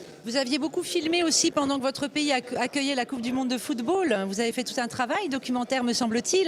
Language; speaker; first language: French; native; French